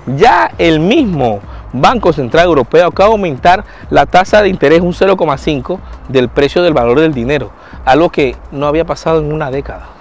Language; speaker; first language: Spanish; native; Spanish